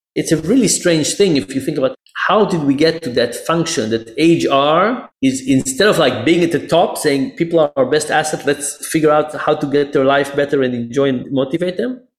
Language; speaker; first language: English; non-native, fluent; Hebrew